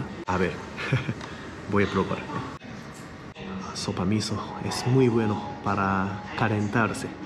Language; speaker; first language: Spanish; non-native, fluent; Japanese